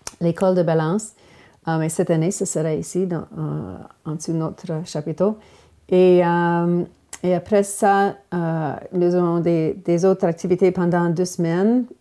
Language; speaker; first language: French; non-native, local second language; English